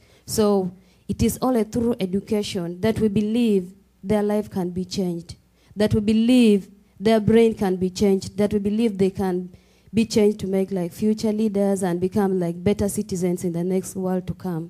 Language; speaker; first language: English; non-native, local second language; Acoli